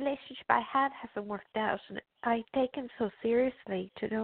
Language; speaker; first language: English; native; English